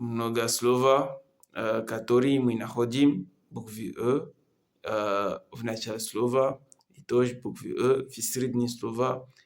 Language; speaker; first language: Russian; non-native, learner; Comorian